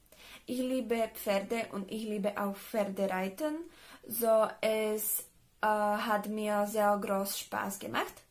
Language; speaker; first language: German; non-native, learner; Slovak